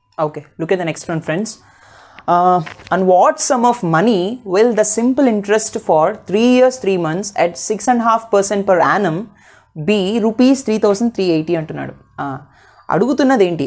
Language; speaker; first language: English; non-native, local second language; Telugu